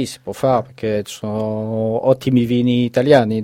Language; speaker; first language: Italian; non-native, fluent; French